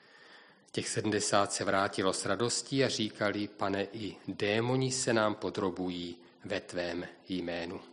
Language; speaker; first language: Czech; native; Czech